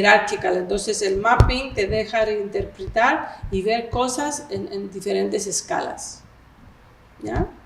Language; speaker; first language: Spanish; non-native, fluent; Greek